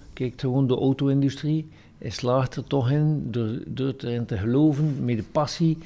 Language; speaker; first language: Dutch; native; Dutch